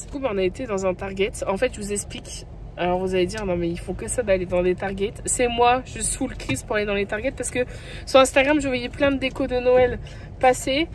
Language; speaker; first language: French; native; French